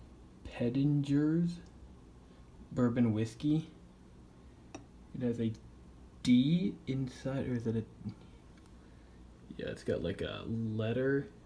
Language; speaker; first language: English; native; English